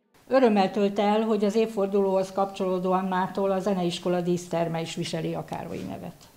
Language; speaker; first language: Hungarian; native; Hungarian